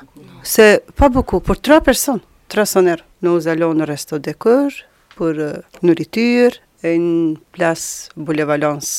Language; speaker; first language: French; non-native, learner; Albanian